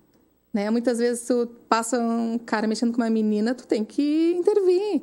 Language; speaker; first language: Portuguese; native; Portuguese